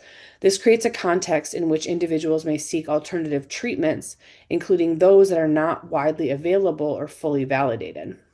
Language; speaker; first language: English; native; English